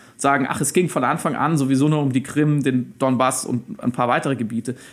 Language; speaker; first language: German; native; German